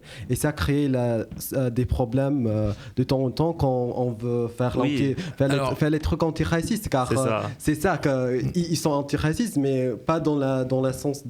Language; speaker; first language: French; non-native, learner; English